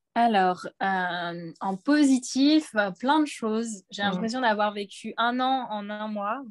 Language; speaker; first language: French; native; French